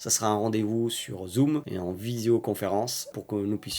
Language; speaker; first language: French; native; French